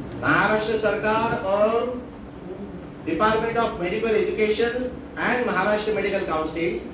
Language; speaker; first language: Hindi; non-native, local second language; Marathi